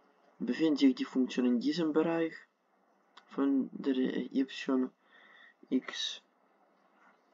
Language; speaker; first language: German; non-native, fluent; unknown